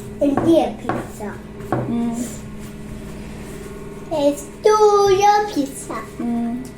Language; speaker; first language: Swedish; early bilingual, other home language; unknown